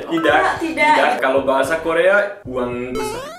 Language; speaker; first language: Indonesian; non-native, learner; Korean